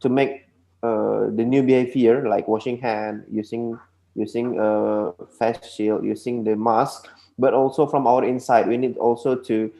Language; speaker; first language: English; non-native, local second language; Indonesian